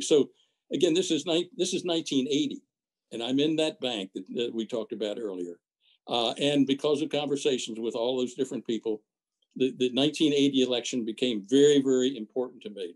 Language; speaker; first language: English; native; English